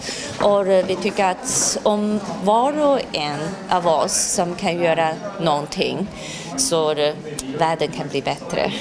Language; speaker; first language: Swedish; non-native, fluent; Chinese